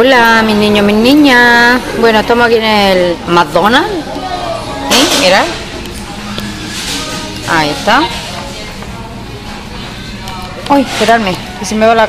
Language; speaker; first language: Spanish; native; Spanish